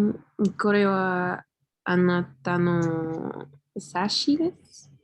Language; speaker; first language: Japanese; non-native, learner; Spanish